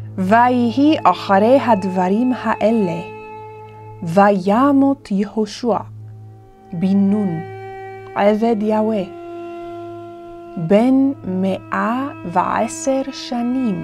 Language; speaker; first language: Hebrew; non-native, fluent; English